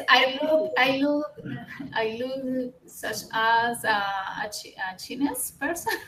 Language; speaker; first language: English; non-native, learner; Spanish